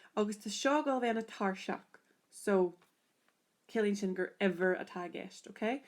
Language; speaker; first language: Irish; native; Irish